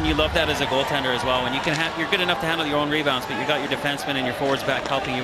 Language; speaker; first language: English; native; English